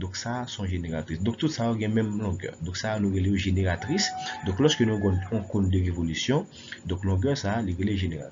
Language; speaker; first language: French; non-native, local second language; Haitian Creole